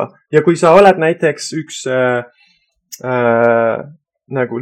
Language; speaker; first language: Estonian; non-native, fluent; Persian